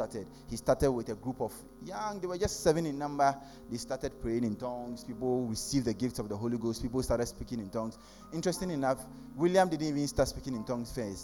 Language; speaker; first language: English; non-native, local second language; Akan